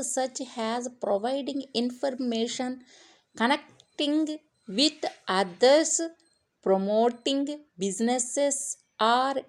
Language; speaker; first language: English; non-native, local second language; Telugu